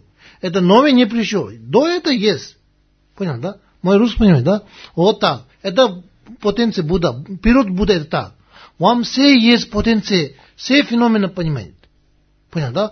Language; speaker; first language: Russian; non-native, learner; Tibetan